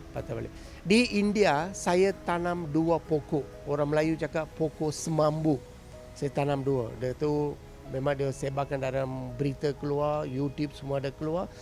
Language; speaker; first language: Malay; non-native, local second language; Tamil